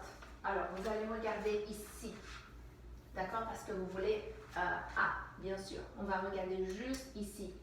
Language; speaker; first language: French; non-native, fluent; English